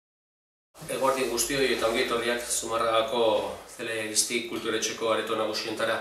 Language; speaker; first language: Basque; native; Basque